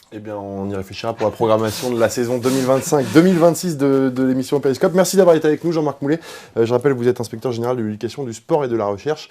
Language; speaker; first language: French; native; French